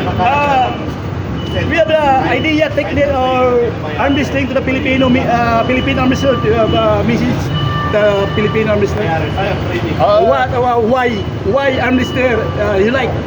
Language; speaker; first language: English; non-native, learner; Filipino